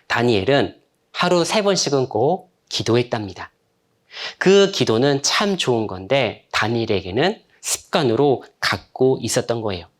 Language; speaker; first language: Korean; native; Korean